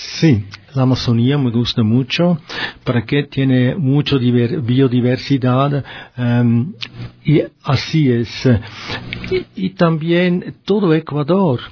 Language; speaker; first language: Spanish; non-native, learner; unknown